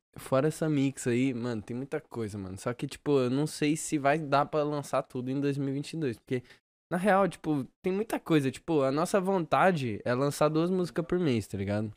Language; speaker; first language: Portuguese; native; Portuguese